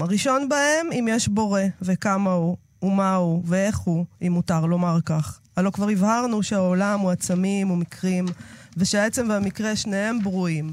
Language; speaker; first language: Hebrew; native; Hebrew